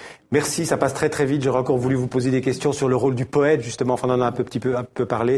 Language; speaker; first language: French; native; French